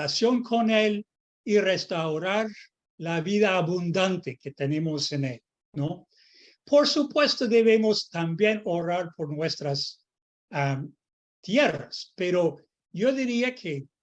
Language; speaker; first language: Spanish; non-native, fluent; English